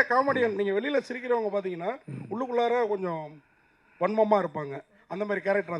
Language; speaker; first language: Tamil; native; Tamil